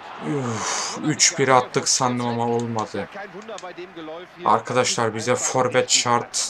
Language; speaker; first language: Turkish; native; Turkish